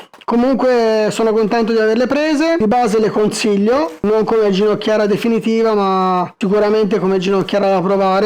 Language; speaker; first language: Italian; native; Italian